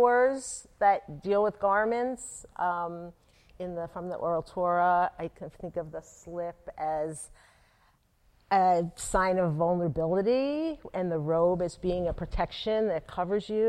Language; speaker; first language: English; native; English